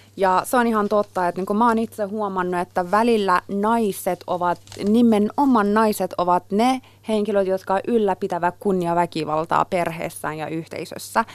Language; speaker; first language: Finnish; non-native, fluent; Persian